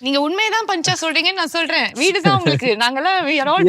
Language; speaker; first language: Tamil; native; Tamil